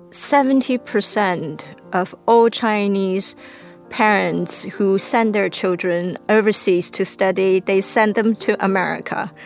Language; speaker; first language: English; non-native, fluent; Chinese